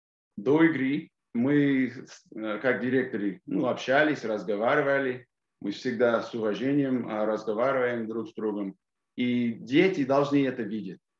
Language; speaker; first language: Russian; non-native, fluent; English